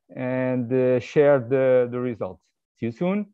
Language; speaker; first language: English; non-native, fluent; Portuguese